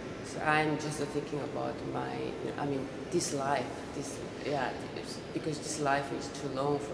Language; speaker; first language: English; non-native, learner; Korean